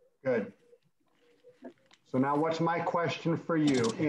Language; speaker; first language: English; native; English